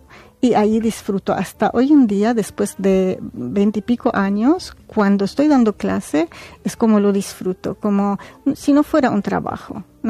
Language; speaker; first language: Spanish; non-native, fluent; Arabic